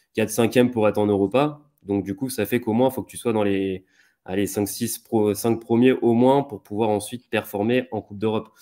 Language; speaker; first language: French; native; French